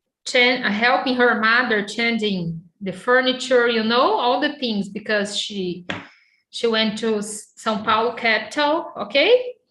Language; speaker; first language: English; non-native, fluent; Portuguese